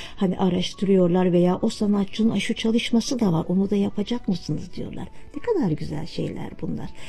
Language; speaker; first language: Turkish; native; Turkish